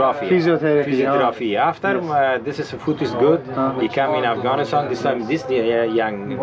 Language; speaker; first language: English; non-native, learner; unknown